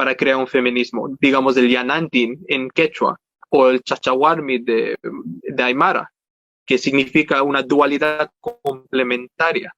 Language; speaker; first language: Spanish; early bilingual, heritage; Spanish